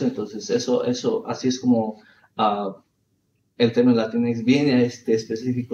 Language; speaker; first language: Spanish; early bilingual, heritage; Spanish